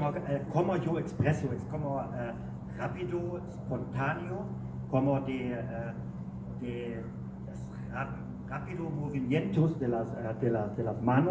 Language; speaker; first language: Spanish; non-native, learner; German